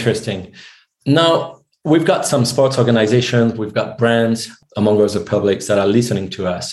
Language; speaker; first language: English; non-native, fluent; French